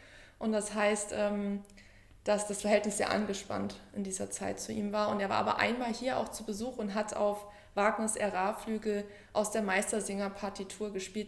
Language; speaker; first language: German; native; German